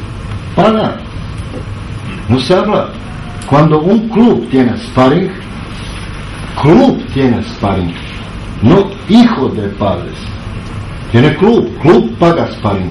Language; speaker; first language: Spanish; non-native, learner; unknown